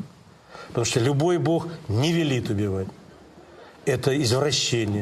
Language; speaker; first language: Russian; native; Russian